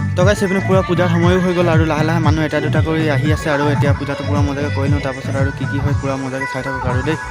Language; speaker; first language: Assamese; non-native, local second language; Bhojpuri